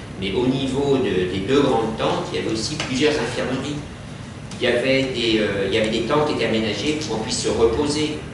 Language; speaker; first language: French; native; French